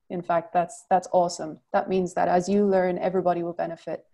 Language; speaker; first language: English; native; English